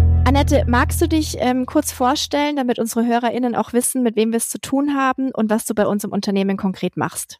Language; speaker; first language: German; native; German